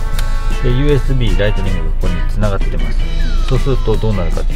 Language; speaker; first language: Japanese; native; Japanese